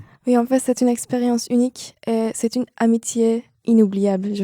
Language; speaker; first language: French; non-native, fluent; Turkish